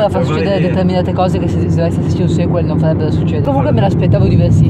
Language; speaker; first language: Italian; native; Italian